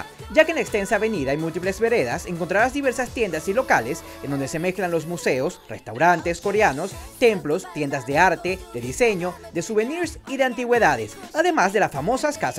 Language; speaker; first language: Spanish; native; Spanish